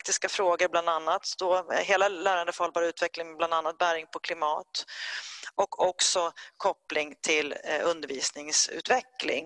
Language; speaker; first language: Swedish; native; Swedish